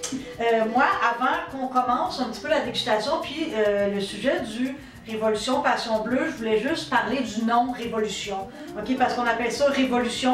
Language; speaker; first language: French; native; French